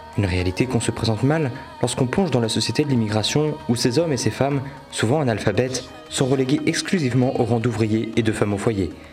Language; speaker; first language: French; native; French